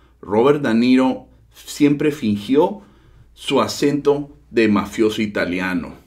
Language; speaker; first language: Spanish; early bilingual, heritage; Spanish